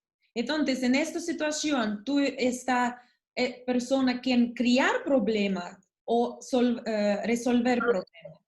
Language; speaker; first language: Spanish; non-native, learner; Russian